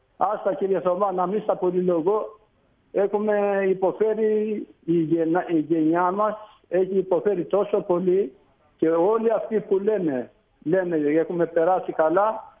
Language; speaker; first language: Greek; non-native, fluent; Albanian